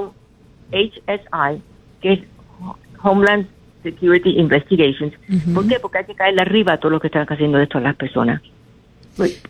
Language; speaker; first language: Spanish; native; Spanish